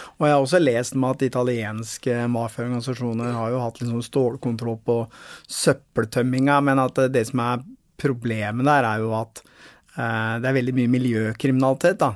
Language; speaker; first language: Norwegian; native; Norwegian